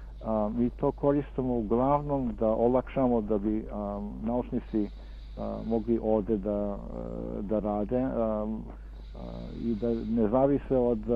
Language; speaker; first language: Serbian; early bilingual, heritage; Serbian